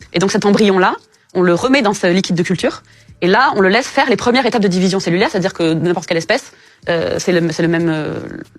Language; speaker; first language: French; native; French